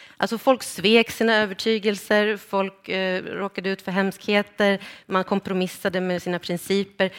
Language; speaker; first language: Swedish; native; Swedish